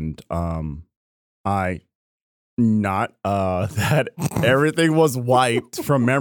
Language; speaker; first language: English; native; English